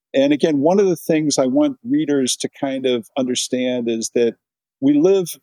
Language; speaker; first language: English; native; English